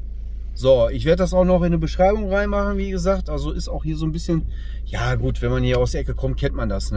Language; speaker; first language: German; native; German